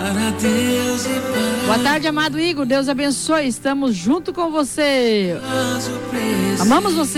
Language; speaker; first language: Portuguese; native; Portuguese